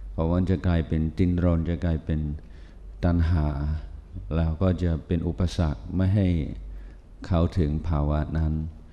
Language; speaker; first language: Thai; non-native, fluent; English